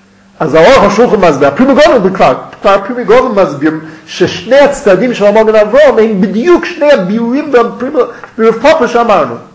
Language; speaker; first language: Hebrew; non-native, fluent; English